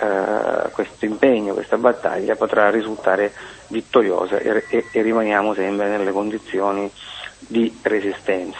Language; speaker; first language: Italian; native; Italian